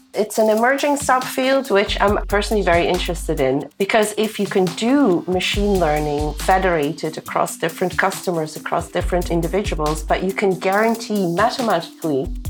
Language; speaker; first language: English; non-native, fluent; Dutch